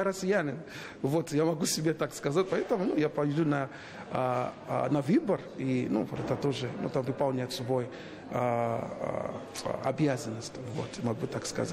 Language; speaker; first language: Russian; non-native, learner; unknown